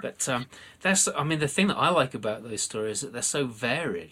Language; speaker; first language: English; native; English